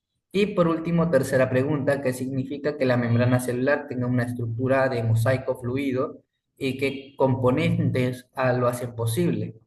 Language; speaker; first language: Spanish; native; Spanish